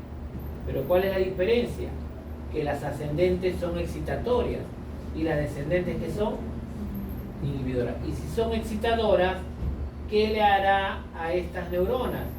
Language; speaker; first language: Spanish; native; Spanish